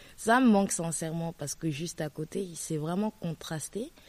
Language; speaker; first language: French; native; French